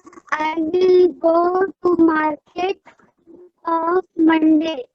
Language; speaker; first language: English; non-native, learner; Hindi